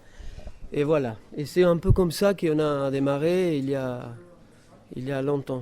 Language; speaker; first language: French; non-native, fluent; Spanish